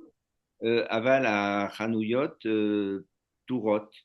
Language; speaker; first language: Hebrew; non-native, learner; French